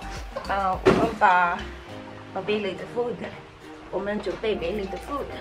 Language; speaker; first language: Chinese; non-native, learner; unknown